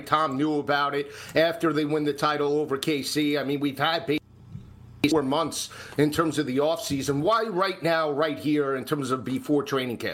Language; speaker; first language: English; native; English